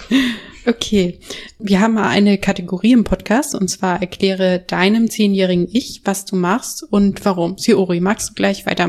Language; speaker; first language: German; native; German